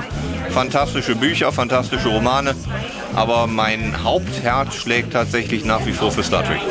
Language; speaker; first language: German; native; German